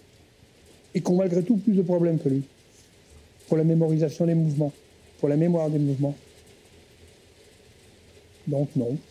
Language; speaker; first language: French; native; French